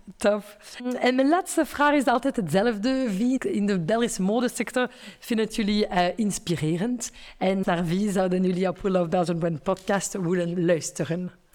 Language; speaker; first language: Dutch; non-native, fluent; French